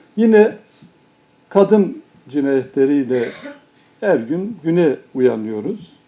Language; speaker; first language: Turkish; non-native, local second language; Kurdish